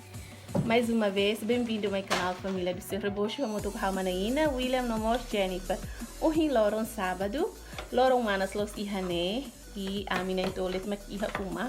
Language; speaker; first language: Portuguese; non-native, local second language; Tetum